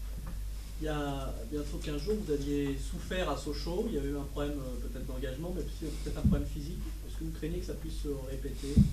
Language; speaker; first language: French; native; French